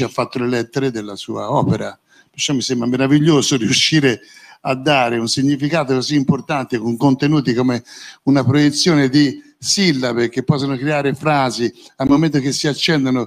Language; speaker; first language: Italian; native; Italian